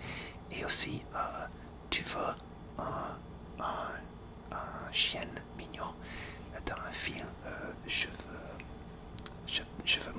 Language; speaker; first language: French; non-native, learner; English